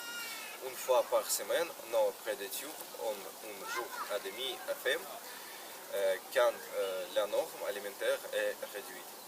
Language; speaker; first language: French; non-native, learner; Russian